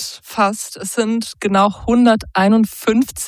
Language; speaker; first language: German; native; German